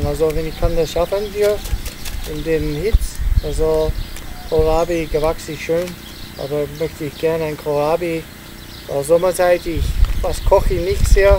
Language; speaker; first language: German; non-native, learner; Italian